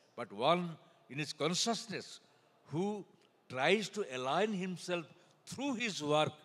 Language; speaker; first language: English; non-native, local second language; Odia